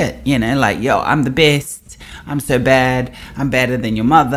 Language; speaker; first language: English; native; English